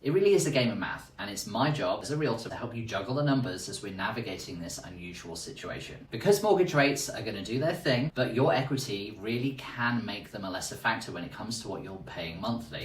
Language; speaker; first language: English; native; English